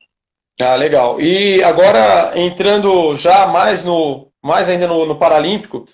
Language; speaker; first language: Portuguese; native; Portuguese